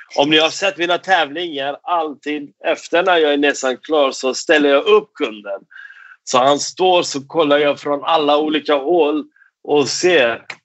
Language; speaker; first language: Swedish; non-native, fluent; Persian